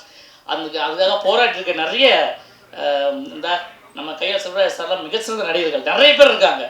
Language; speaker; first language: Tamil; native; Tamil